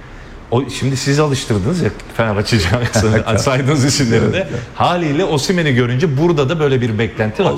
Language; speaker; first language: Turkish; native; Turkish